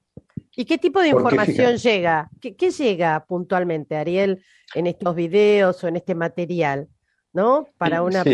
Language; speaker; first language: Spanish; native; Spanish